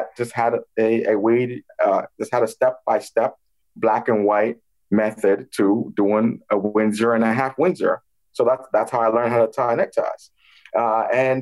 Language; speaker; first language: English; native; English